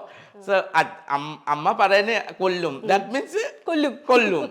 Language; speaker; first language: Malayalam; non-native, fluent; Assamese